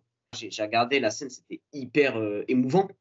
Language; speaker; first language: French; native; French